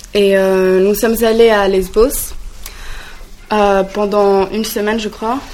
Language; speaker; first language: French; non-native, learner; Greek